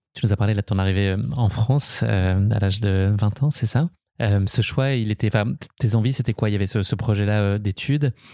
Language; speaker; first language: French; native; French